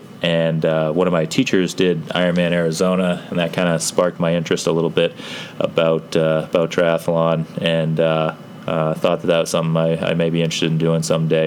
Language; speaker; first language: English; native; English